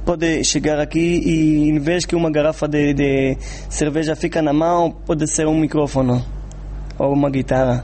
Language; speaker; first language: Portuguese; non-native, fluent; Hebrew